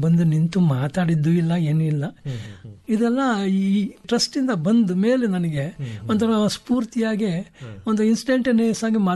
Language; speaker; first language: Kannada; native; Kannada